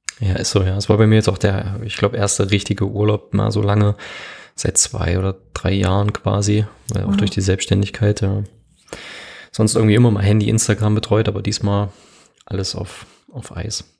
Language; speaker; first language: German; native; German